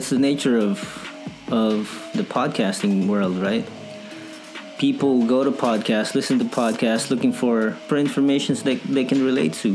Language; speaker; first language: English; non-native, local second language; Filipino